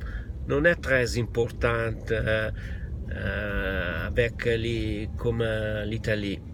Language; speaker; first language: French; non-native, learner; Italian